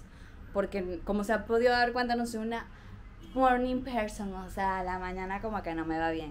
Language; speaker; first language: Spanish; native; Spanish